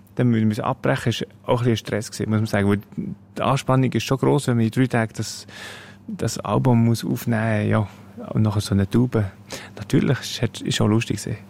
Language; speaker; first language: German; native; German